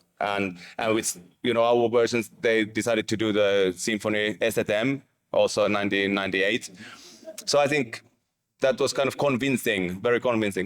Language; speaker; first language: English; non-native, fluent; Finnish